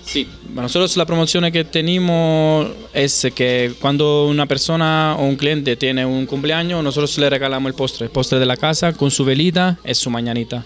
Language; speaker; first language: Spanish; non-native, fluent; Italian